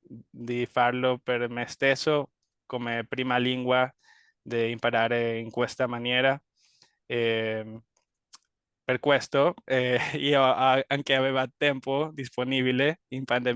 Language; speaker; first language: Italian; non-native, learner; Spanish